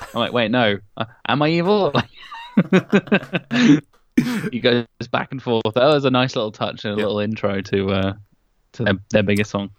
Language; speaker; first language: English; native; English